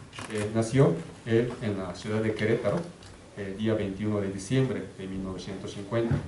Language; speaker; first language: Spanish; native; Spanish